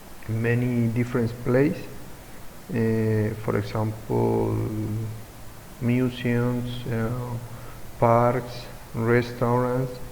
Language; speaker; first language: English; non-native, learner; Spanish